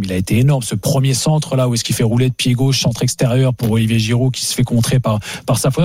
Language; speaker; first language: French; native; French